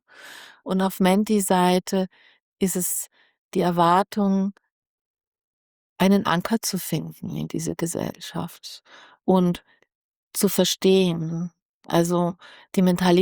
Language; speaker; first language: German; native; German